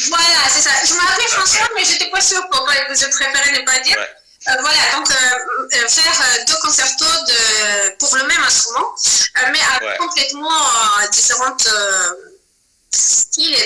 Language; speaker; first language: French; non-native, fluent; Azerbaijani